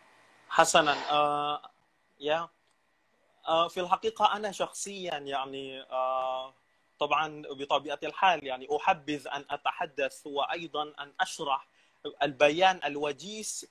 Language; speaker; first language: Arabic; non-native, fluent; Indonesian